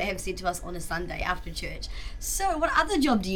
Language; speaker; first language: English; native; English